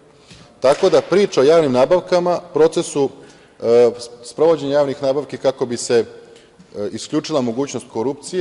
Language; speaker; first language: Serbian; native; Serbian